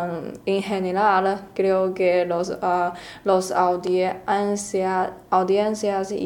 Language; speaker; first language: Spanish; non-native, learner; Chinese